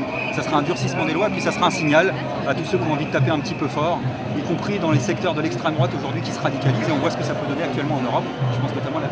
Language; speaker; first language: French; native; French